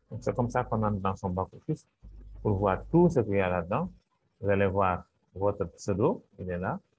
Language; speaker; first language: French; non-native, local second language; Wolof